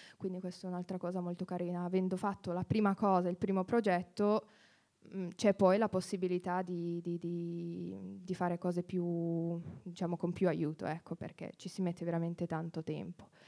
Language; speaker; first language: Italian; early bilingual, heritage; Italian